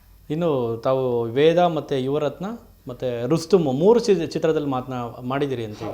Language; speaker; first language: Kannada; native; Kannada